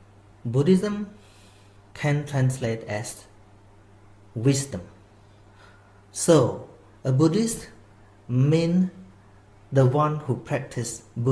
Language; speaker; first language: English; non-native, fluent; Khmer